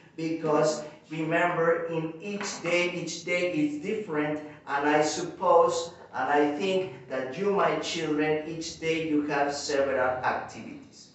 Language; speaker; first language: English; non-native, fluent; Spanish